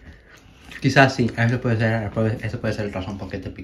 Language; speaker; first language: Spanish; early bilingual, heritage; Spanish